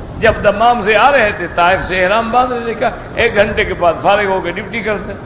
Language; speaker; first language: Urdu; native; Urdu